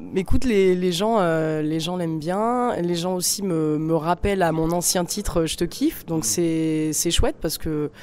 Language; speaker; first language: French; native; French